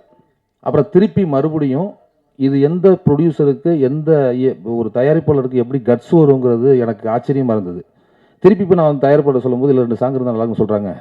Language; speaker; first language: Tamil; native; Tamil